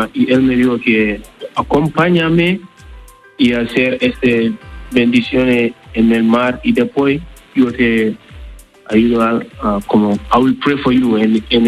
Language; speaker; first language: Spanish; non-native, learner; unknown